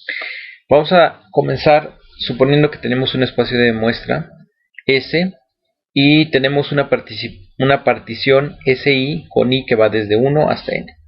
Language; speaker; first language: Spanish; native; Spanish